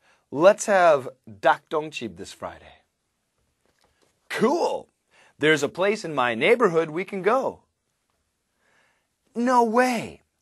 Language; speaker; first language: English; native; English